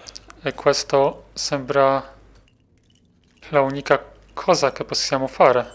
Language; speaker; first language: Italian; non-native, fluent; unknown